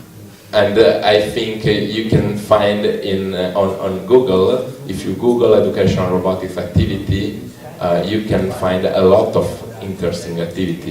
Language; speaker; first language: English; non-native, learner; Italian